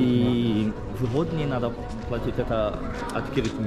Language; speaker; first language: Russian; non-native, learner; Portuguese